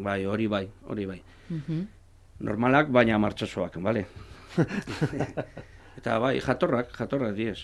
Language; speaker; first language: Basque; non-native, learner; Spanish